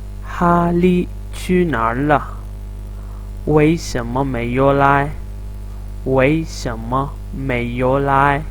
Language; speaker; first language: Chinese; non-native, fluent; Urdu